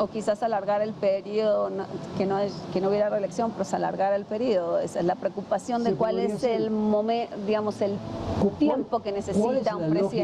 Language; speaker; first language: Spanish; native; Spanish